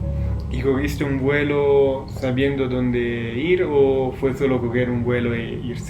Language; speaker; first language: Spanish; non-native, fluent; Italian